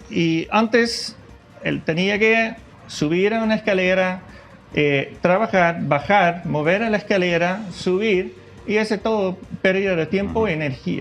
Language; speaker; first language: Spanish; non-native, fluent; Dutch